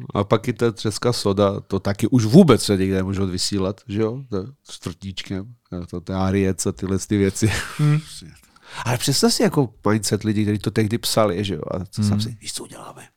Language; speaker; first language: Czech; non-native, fluent; Serbian